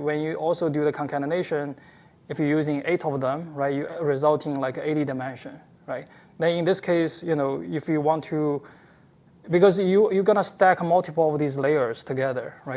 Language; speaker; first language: English; non-native, fluent; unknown